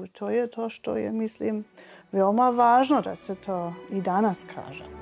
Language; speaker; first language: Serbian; non-native, fluent; German